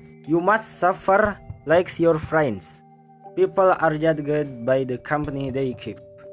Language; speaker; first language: English; non-native, learner; Indonesian